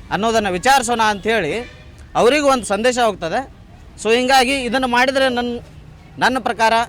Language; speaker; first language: Kannada; non-native, local second language; Lambadi